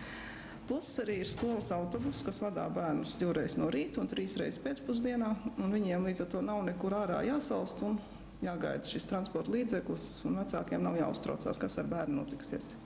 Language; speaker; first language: Latvian; native; Latvian